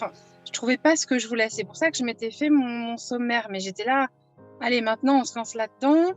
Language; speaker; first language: French; native; French